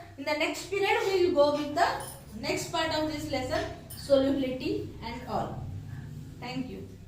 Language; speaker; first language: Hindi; non-native, local second language; Marathi